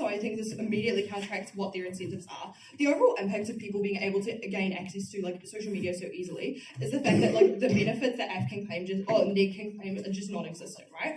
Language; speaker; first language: English; native; English